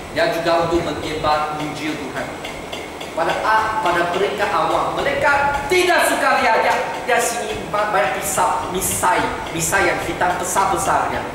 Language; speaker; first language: Malay; non-native, local second language; Chinese